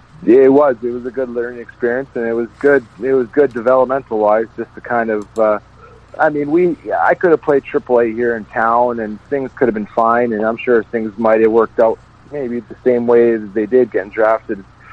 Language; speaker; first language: English; native; English